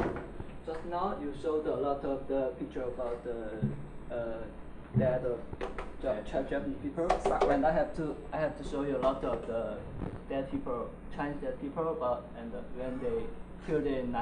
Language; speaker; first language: English; non-native, learner; Chinese